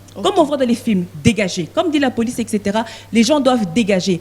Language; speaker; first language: French; non-native, local second language; Lingala